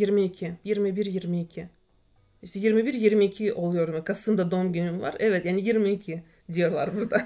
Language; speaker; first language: Turkish; non-native, fluent; Russian